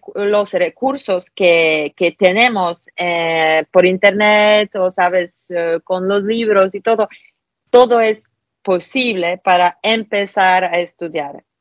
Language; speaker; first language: Spanish; non-native, fluent; Polish